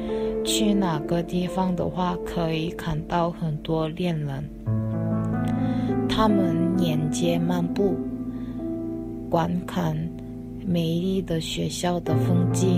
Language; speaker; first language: Chinese; non-native, learner; Korean